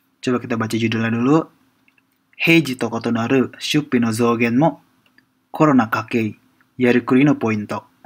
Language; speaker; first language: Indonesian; native; Indonesian